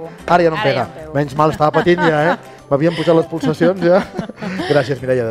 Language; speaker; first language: Catalan; native; Catalan